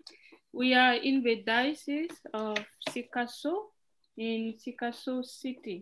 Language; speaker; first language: English; non-native, fluent; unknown